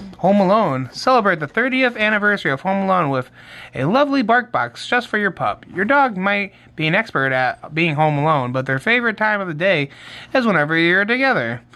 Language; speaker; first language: English; native; English